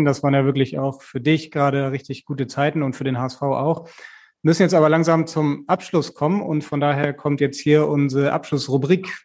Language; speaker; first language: German; native; German